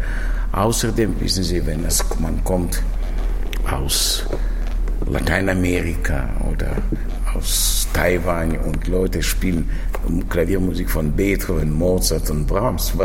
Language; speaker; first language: German; non-native, fluent; Russian